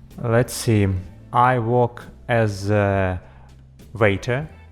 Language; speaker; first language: English; non-native, learner; Ukrainian